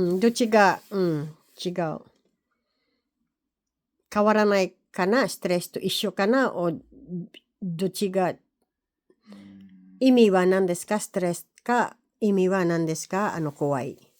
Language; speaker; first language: Japanese; non-native, learner; Filipino